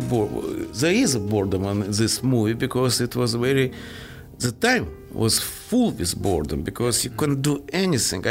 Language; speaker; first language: English; non-native, fluent; Russian